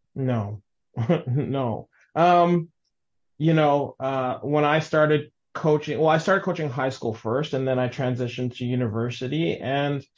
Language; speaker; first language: English; native; English